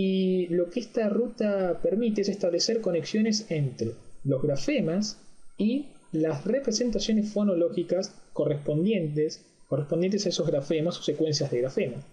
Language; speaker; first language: Spanish; native; Spanish